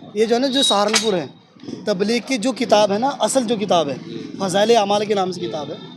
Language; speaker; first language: Hindi; native; Hindi